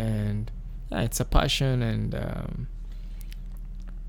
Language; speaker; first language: English; non-native, local second language; Kinyarwanda